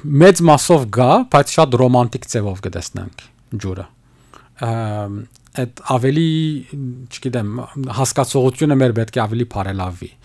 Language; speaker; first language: Armenian; early bilingual, heritage; Armenian